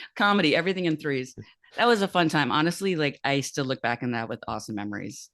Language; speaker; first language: English; native; English